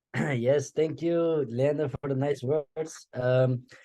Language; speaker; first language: English; non-native, fluent; Dutch